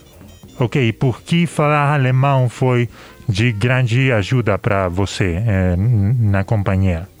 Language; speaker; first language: Portuguese; non-native, learner; Spanish